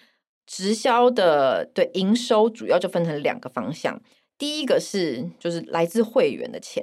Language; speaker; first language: Chinese; native; Chinese